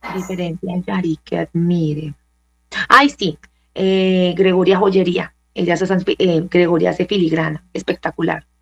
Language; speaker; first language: Spanish; native; Spanish